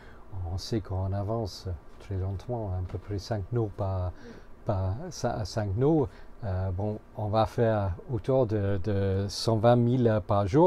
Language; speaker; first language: French; non-native, fluent; English